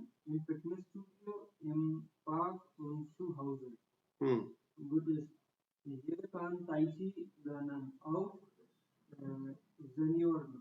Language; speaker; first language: German; non-native, learner; Hindi